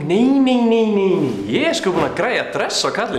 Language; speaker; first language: Icelandic; native; Icelandic